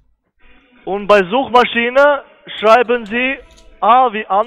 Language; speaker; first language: German; non-native, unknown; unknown